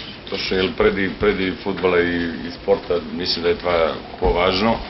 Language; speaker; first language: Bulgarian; non-native, learner; Serbian